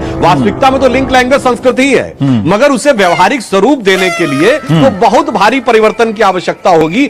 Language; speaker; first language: Hindi; native; Hindi